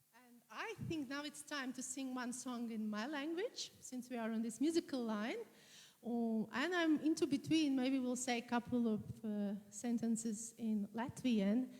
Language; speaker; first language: English; non-native, fluent; Latvian